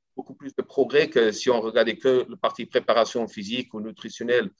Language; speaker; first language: French; non-native, fluent; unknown